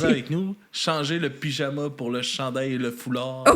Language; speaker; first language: French; native; French